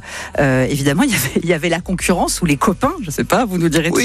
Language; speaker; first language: French; native; French